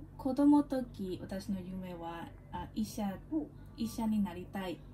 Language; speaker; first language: Japanese; non-native, learner; Burmese